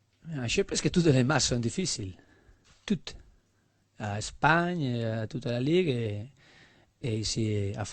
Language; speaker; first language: French; non-native, learner; Spanish